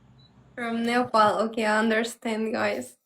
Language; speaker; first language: English; non-native, learner; Polish